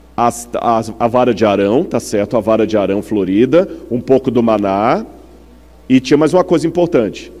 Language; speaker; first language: Portuguese; native; Portuguese